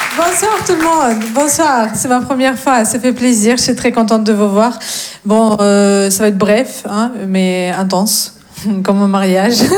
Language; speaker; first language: French; non-native, fluent; Russian